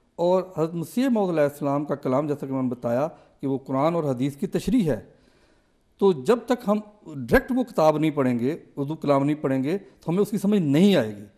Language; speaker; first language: Urdu; native; Urdu